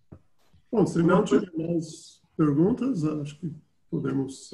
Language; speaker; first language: Portuguese; non-native, fluent; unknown